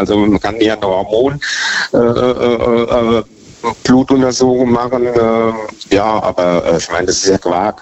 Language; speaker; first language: German; native; German